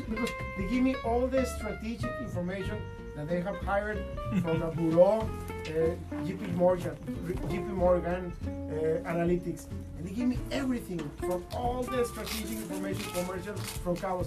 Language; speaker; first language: English; non-native, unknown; Spanish